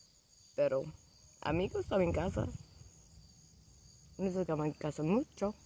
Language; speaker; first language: Spanish; non-native, learner; English